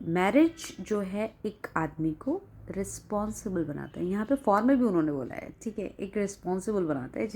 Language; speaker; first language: Hindi; non-native, local second language; Bangla